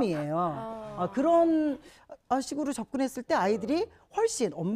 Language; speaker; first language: Korean; native; Korean